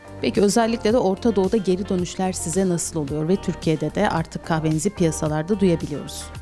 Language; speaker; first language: Turkish; native; Turkish